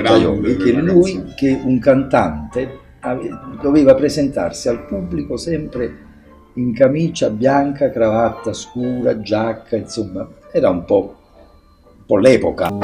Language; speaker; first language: Italian; native; Italian